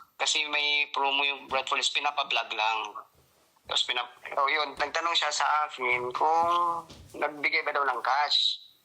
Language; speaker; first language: Filipino; non-native, local second language; Hiligaynon